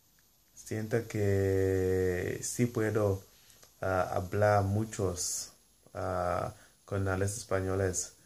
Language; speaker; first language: Spanish; non-native, learner; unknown